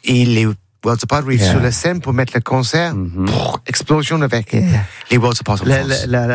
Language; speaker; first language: French; non-native, learner; English